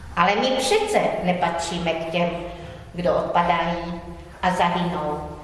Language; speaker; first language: Czech; native; Czech